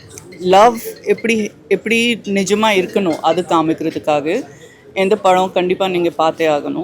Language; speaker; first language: Tamil; non-native, fluent; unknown